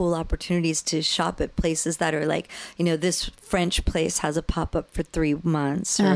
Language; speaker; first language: English; native; English